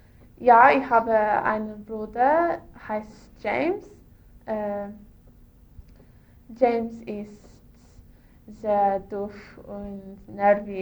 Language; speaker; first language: German; non-native, learner; English